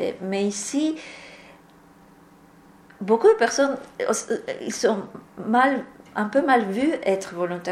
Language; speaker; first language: French; non-native, learner; Spanish